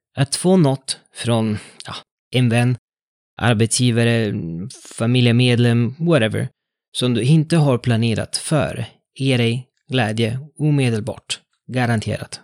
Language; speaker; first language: Swedish; non-native, fluent; Italian